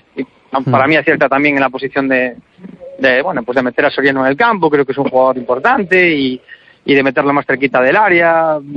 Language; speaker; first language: Spanish; native; Spanish